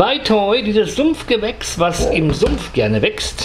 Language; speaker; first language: German; native; German